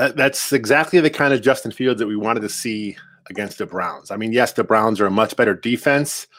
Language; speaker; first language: English; native; English